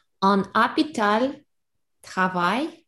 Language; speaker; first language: French; non-native, learner; Russian